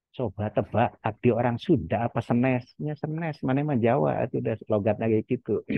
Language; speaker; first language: Indonesian; non-native, local second language; Javanese